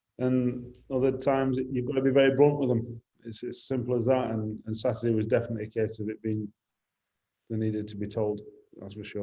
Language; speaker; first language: English; native; English